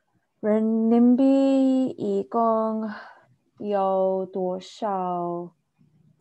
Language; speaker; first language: Chinese; non-native, learner; English